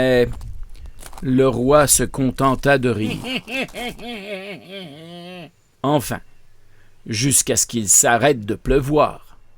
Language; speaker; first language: French; native; French